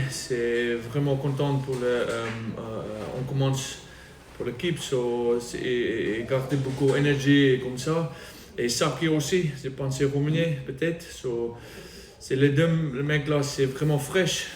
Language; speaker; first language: French; non-native, learner; English